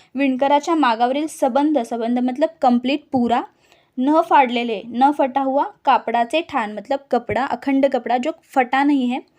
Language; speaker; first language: Hindi; non-native, local second language; Marathi